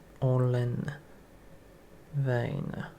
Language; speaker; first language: Finnish; non-native, learner; English